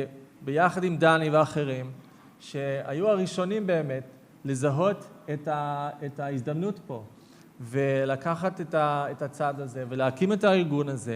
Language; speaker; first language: Hebrew; non-native, fluent; English